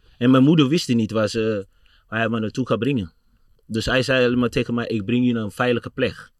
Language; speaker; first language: Dutch; non-native, fluent; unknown